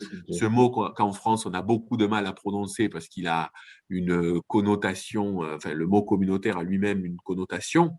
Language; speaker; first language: French; native; French